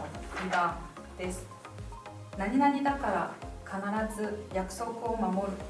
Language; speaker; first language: Japanese; non-native, fluent; Chinese